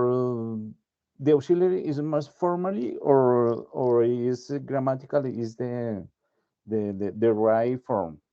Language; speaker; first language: English; non-native, learner; Spanish